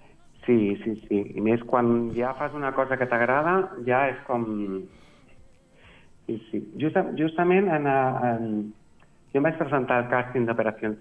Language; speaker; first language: Catalan; non-native, local second language; Spanish